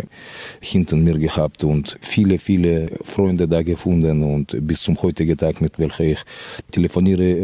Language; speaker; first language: German; non-native, fluent; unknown